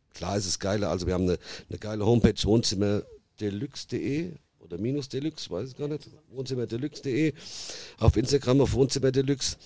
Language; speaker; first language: German; early bilingual, other home language; Italian